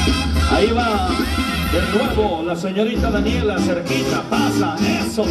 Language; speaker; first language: Spanish; native; Spanish